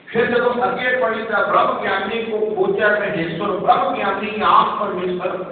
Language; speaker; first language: Hindi; non-native, local second language; Punjabi